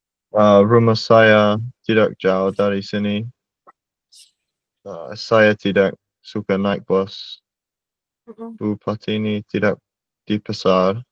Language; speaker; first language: Indonesian; non-native, learner; English